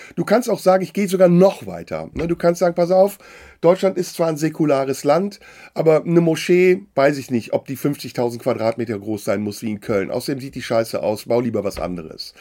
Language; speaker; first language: German; early bilingual, other home language; Turkish